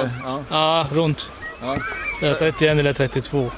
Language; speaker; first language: Swedish; non-native, learner; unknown